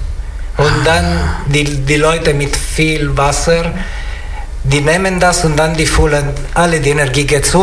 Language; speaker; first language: German; non-native, learner; Italian